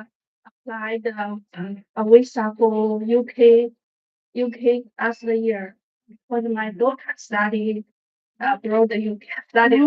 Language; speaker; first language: English; non-native, learner; Chinese